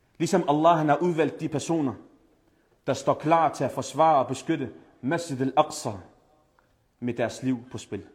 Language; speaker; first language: Danish; early bilingual, other home language; Arabic